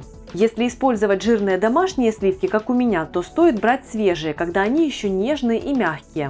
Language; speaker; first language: Russian; native; Russian